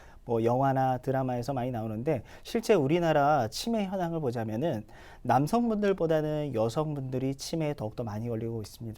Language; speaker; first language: Korean; native; Korean